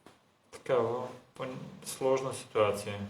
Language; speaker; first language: Russian; non-native, learner; Bulgarian